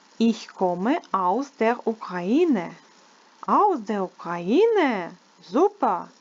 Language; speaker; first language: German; non-native, fluent; Ukrainian